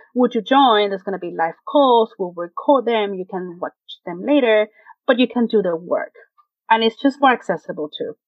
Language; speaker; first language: English; non-native, fluent; Spanish